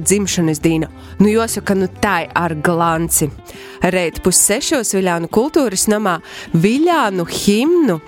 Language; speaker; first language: Latvian; native; Latvian